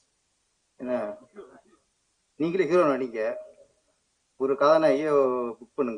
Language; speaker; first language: Tamil; native; Tamil